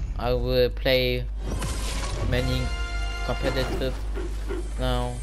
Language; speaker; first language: English; non-native, learner; German